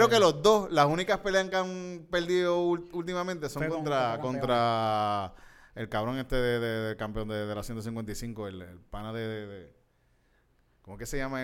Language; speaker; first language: Spanish; native; Spanish